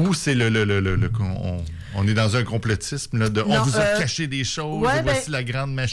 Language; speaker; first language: French; native; French